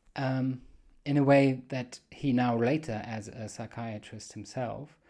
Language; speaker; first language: English; non-native, fluent; German